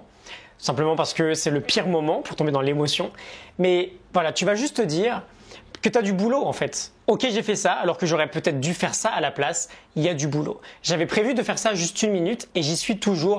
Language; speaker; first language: French; native; French